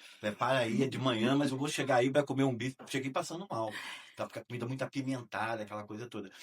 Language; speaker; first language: Portuguese; native; Portuguese